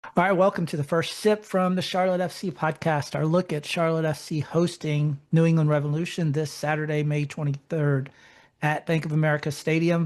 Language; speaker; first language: English; native; English